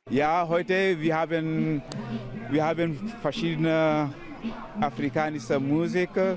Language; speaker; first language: German; non-native, learner; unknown